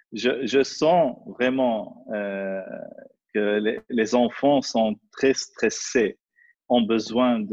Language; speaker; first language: French; non-native, fluent; Arabic